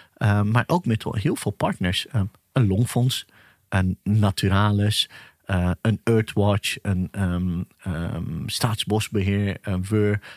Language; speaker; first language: Dutch; early bilingual, other home language; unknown